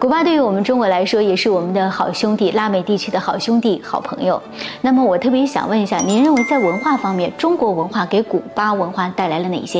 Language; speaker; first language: Chinese; native; Chinese